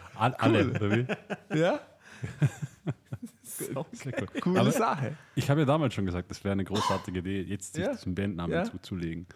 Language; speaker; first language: German; native; German